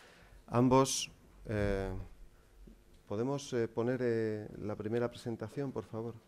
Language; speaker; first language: Spanish; native; Spanish